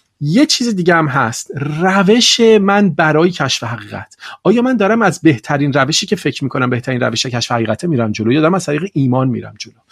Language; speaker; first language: Persian; non-native, local second language; Kurdish